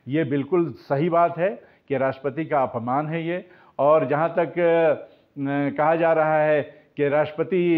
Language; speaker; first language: Hindi; native; Hindi